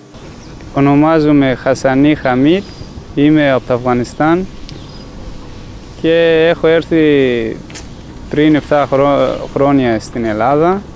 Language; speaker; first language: Greek; non-native, fluent; Persian